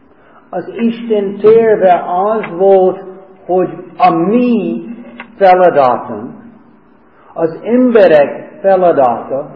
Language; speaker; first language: Hungarian; non-native, fluent; English